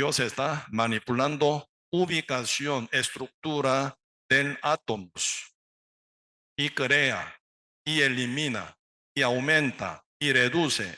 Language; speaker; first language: Spanish; non-native, learner; Korean